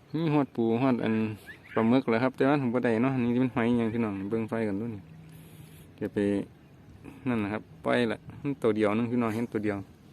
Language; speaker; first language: Thai; native; Thai